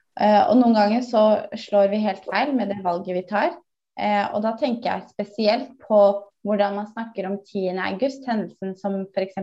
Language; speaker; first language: Norwegian; early bilingual, other home language; Somali